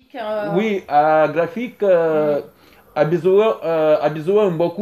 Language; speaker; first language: French; non-native, learner; Russian